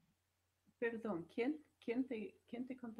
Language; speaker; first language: Spanish; non-native, fluent; English